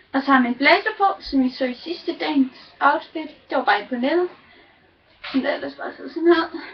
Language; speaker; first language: Danish; native; Danish